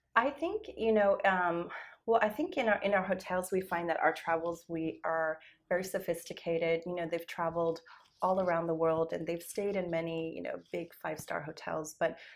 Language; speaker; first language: English; native; English